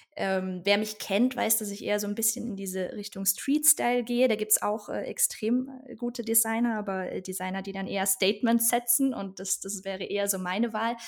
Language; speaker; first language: German; native; German